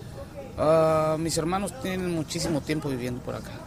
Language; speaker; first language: Spanish; native; Spanish